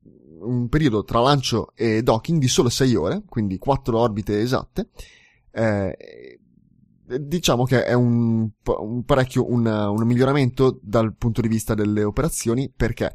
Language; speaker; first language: Italian; native; Italian